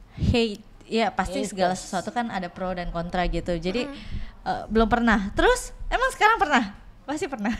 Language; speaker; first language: Indonesian; native; Indonesian